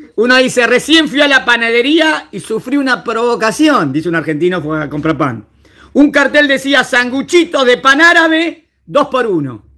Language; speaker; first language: Spanish; native; Spanish